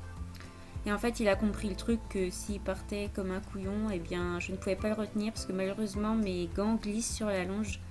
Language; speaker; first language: French; native; French